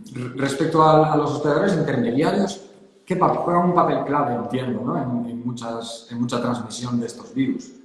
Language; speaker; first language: Spanish; native; Spanish